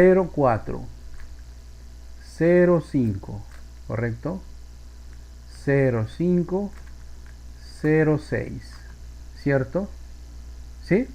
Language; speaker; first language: Spanish; native; Spanish